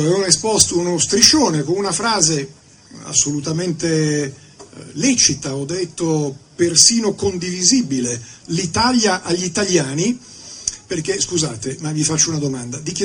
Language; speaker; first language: Italian; native; Italian